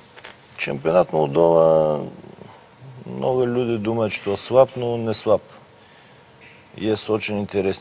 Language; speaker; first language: Russian; non-native, learner; Bulgarian